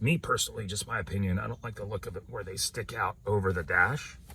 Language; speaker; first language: English; native; English